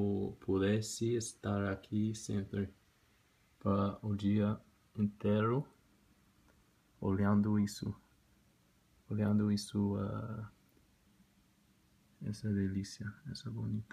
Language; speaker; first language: Portuguese; non-native, learner; Spanish